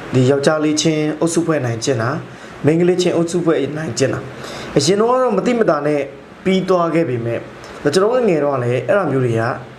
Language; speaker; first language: Burmese; native; Burmese